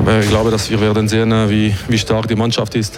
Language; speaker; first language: German; non-native, local second language; French